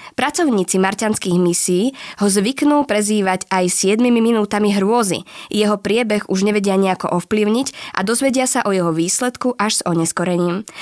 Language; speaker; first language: Slovak; native; Slovak